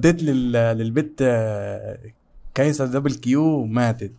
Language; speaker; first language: Arabic; native; Arabic